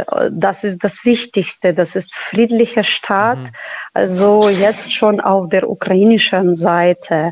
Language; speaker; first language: German; non-native, fluent; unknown